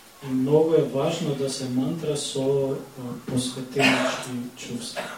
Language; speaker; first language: Macedonian; native; Macedonian